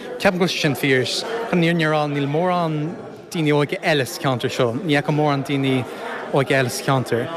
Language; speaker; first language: Irish; non-native, local second language; English